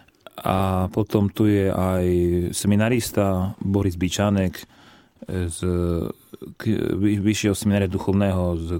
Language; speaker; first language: Polish; non-native, learner; Slovak